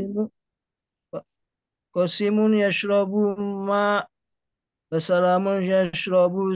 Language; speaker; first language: Arabic; non-native, learner; Indonesian